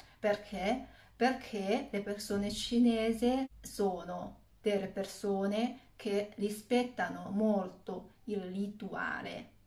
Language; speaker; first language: Italian; non-native, fluent; Chinese